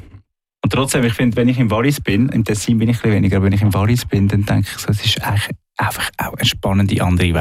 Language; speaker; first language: German; native; German